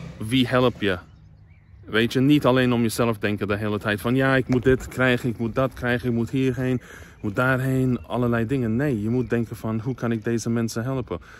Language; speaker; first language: Dutch; non-native, fluent; English